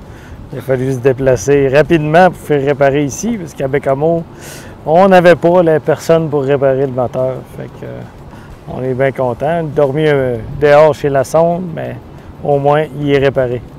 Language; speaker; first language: French; native; French